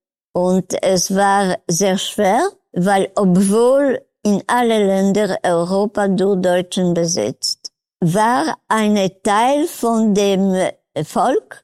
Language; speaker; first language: German; non-native, learner; Polish